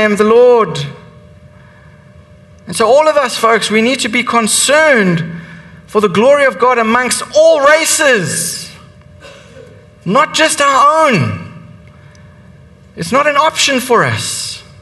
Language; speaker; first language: English; native; English